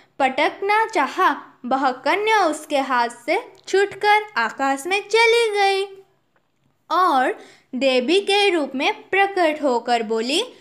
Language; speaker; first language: Hindi; non-native, local second language; Odia